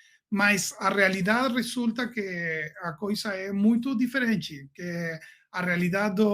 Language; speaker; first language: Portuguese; non-native, learner; Spanish